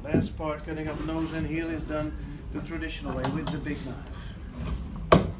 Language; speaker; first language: English; non-native, fluent; Dutch